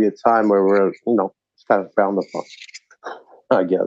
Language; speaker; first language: English; non-native, fluent; Azerbaijani